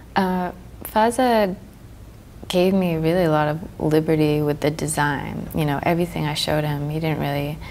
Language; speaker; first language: English; native; English